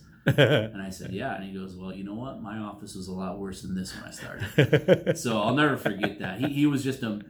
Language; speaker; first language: English; native; English